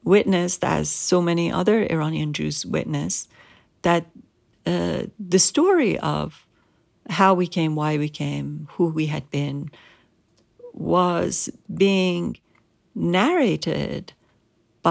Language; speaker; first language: English; non-native, fluent; Persian